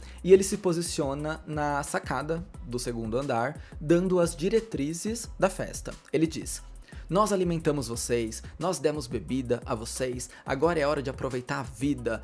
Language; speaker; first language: Portuguese; native; Portuguese